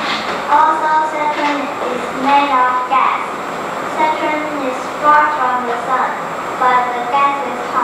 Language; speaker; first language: English; non-native, learner; Chinese